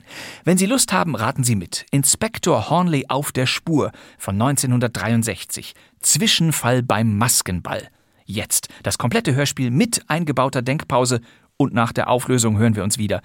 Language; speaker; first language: German; native; German